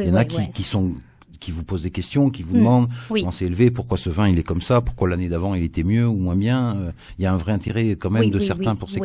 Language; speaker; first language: French; native; French